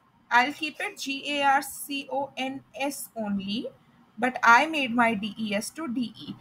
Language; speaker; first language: English; non-native, local second language; Hindi